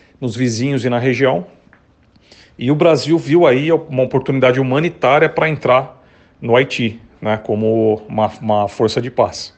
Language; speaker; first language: Portuguese; native; Portuguese